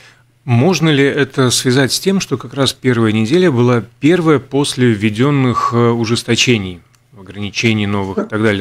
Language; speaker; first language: Russian; native; Russian